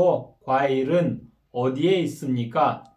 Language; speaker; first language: Korean; non-native, fluent; Kyrgyz